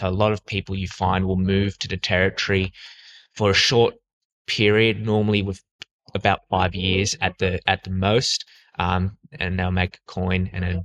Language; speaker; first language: English; native; English